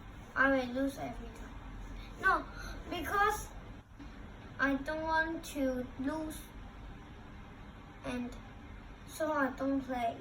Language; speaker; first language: English; non-native, local second language; Cantonese